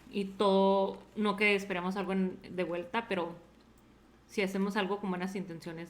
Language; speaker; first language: Spanish; early bilingual, heritage; Spanish